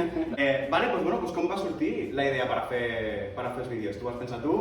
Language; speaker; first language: Catalan; native; Catalan